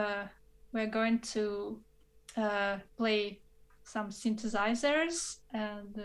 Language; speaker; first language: English; non-native, fluent; Russian